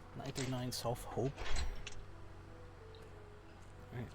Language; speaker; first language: English; native; English